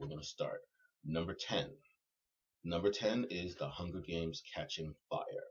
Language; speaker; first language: English; native; English